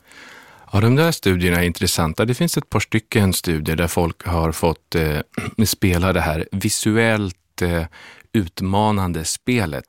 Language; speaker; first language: Swedish; native; Swedish